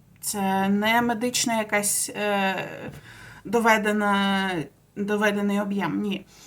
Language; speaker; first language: Ukrainian; non-native, local second language; Russian